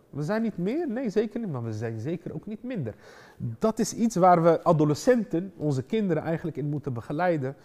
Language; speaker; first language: Dutch; early bilingual, other home language; Arabic